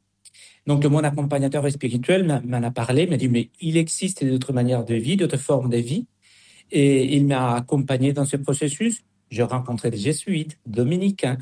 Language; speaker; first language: French; non-native, fluent; Spanish